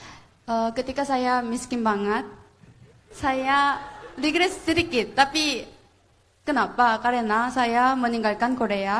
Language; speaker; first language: Indonesian; non-native, fluent; Korean